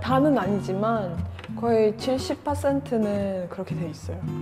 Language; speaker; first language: Korean; non-native, fluent; Russian